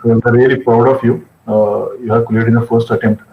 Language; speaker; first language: English; non-native, local second language; Marathi